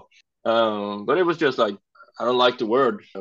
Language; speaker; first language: English; non-native, fluent; Norwegian